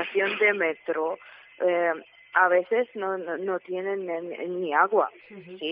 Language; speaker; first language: Spanish; non-native, fluent; Ukrainian